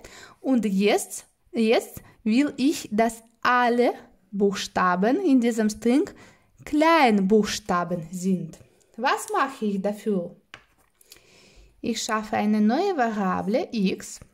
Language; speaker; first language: German; non-native, fluent; Russian